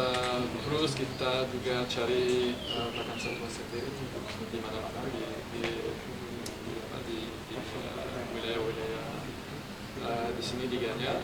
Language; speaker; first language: Indonesian; non-native, fluent; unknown